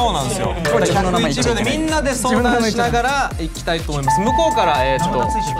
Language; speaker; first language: Japanese; native; Japanese